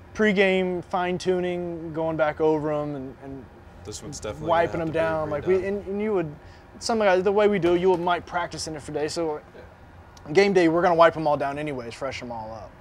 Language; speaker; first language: English; native; English